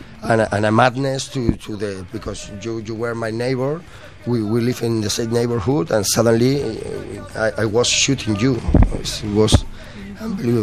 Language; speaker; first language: English; non-native, learner; Spanish